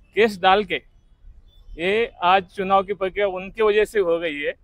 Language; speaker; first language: Hindi; non-native, local second language; Marathi